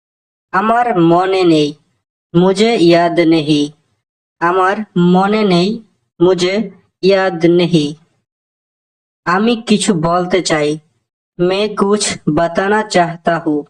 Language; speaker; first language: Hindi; non-native, fluent; Bangla